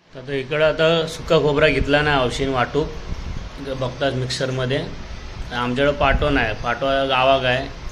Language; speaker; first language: Marathi; non-native, local second language; Konkani